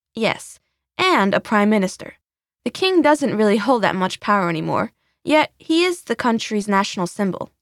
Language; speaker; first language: English; non-native, fluent; Swedish